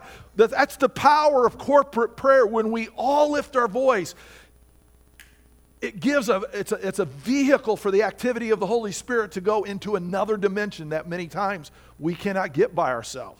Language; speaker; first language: English; native; English